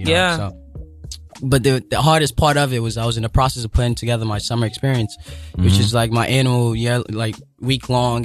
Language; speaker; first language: English; non-native, local second language; Yoruba